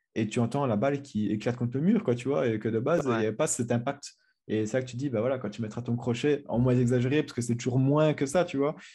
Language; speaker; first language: French; native; French